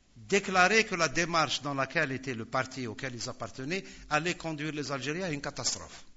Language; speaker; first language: French; non-native, local second language; Arabic